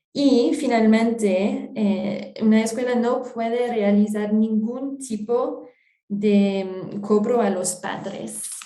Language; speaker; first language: Spanish; non-native, fluent; French